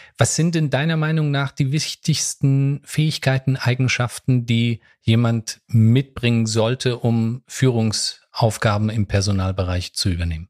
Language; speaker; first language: German; native; German